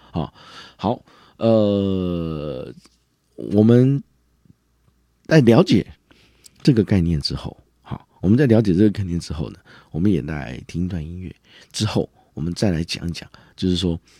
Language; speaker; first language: Chinese; native; Chinese